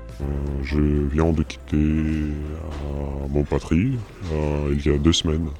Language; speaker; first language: French; non-native, learner; Russian